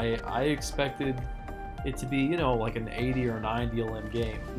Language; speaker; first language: English; native; English